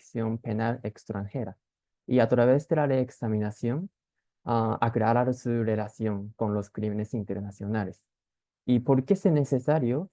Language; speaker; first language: Spanish; non-native, fluent; Japanese